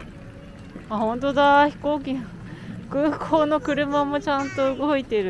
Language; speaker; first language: Japanese; native; Japanese